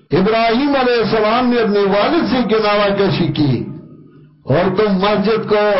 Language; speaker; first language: Urdu; non-native, local second language; Pashto